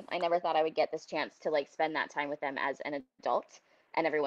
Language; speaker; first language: English; native; English